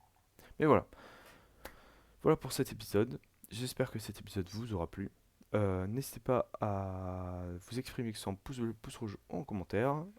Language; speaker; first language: French; native; French